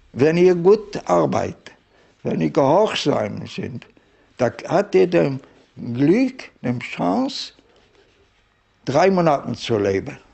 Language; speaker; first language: German; non-native, fluent; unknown